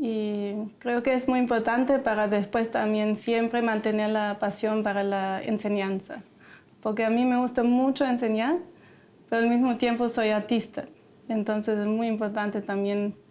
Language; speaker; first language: Spanish; non-native, fluent; German